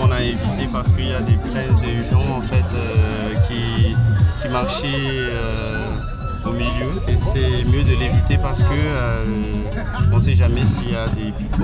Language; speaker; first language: French; non-native, local second language; Malagasy